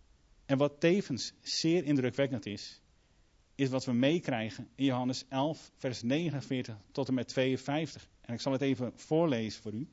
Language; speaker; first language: Dutch; native; Dutch